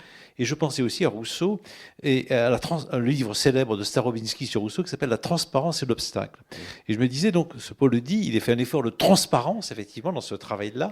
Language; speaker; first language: French; native; French